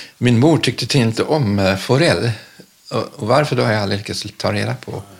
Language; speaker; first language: Swedish; early bilingual, other home language; German